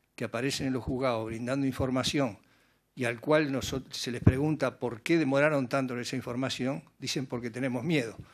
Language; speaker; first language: Spanish; native; Spanish